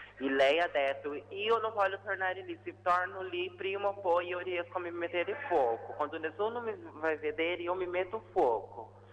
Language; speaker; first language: Italian; non-native, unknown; Portuguese